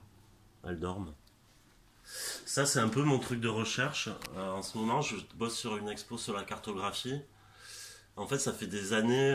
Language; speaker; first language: French; native; French